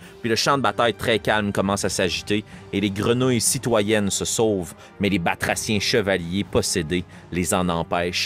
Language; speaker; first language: French; native; French